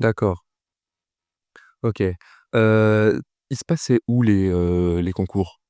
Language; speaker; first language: French; native; French